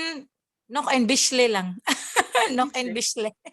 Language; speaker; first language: German; non-native, learner; Cebuano